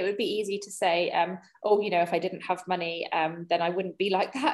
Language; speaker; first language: English; native; English